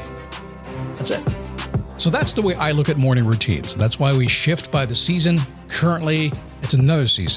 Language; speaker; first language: English; native; English